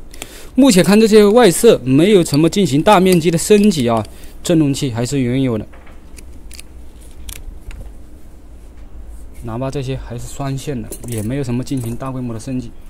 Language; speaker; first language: Chinese; native; Chinese